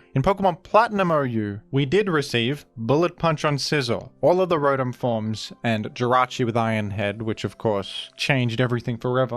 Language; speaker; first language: English; native; English